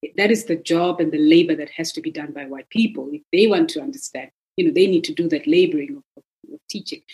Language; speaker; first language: English; non-native, local second language; Zulu